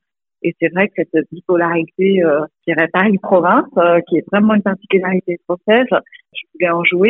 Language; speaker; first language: French; native; French